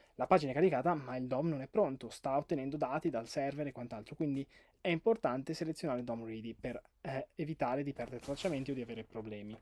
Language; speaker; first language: Italian; native; Italian